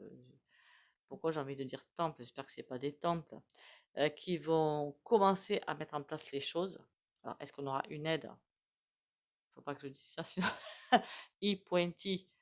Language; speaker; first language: French; native; French